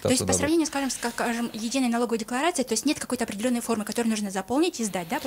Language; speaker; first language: Russian; non-native, local second language; Kyrgyz